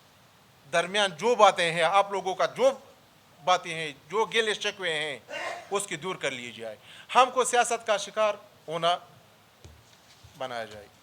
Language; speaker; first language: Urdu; early bilingual, other home language; Pashto